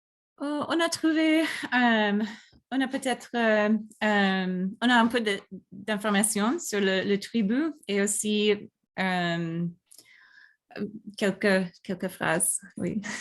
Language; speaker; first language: French; non-native, fluent; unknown